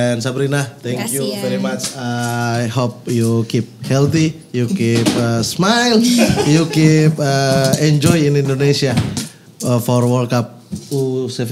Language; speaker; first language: English; non-native, learner; Indonesian